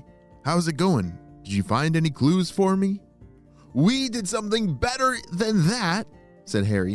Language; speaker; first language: English; native; English